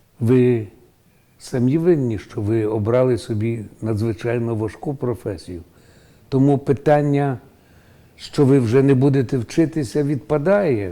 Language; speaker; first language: Ukrainian; native; Ukrainian